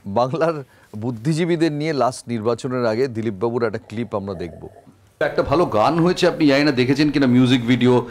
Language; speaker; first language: Bangla; native; Bangla